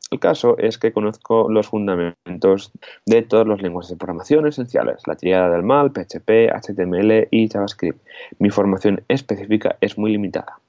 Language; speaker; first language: Spanish; non-native, local second language; Catalan